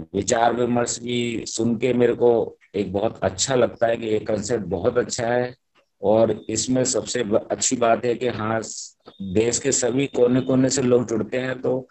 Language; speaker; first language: Hindi; native; Hindi